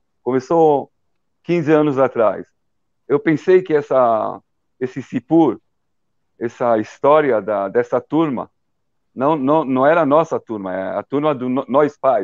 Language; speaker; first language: Portuguese; early bilingual, heritage; Portuguese